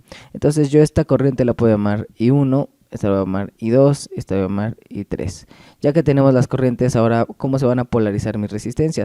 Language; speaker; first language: Spanish; native; Spanish